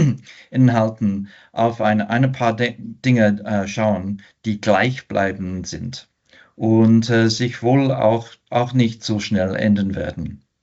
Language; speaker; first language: German; non-native, fluent; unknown